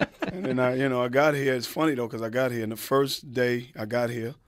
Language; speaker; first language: English; native; English